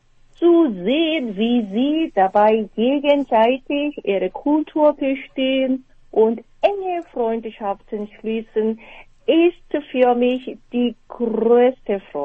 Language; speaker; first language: German; non-native, fluent; Korean